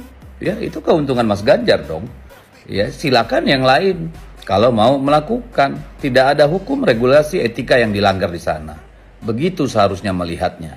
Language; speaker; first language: Indonesian; native; Indonesian